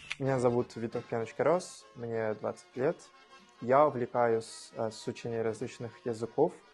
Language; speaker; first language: Russian; non-native, fluent; Portuguese